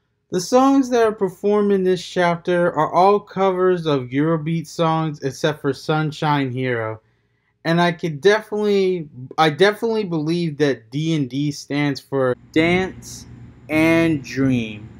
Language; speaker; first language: English; native; English